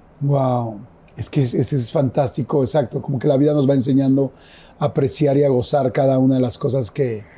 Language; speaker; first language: Spanish; native; Spanish